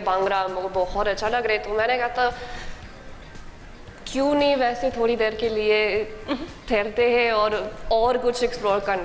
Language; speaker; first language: Hindi; non-native, learner; English